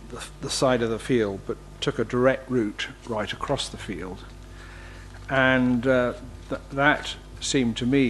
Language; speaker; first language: English; native; English